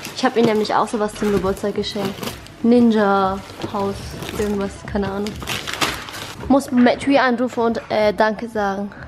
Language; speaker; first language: German; early bilingual, other home language; Vietnamese